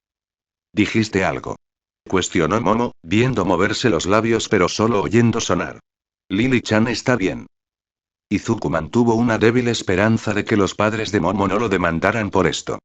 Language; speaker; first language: Spanish; native; Spanish